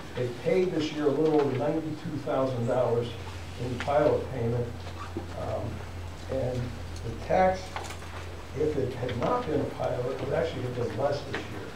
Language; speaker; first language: English; native; English